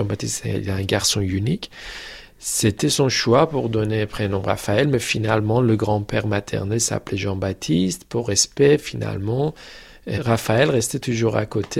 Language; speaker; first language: French; non-native, fluent; Persian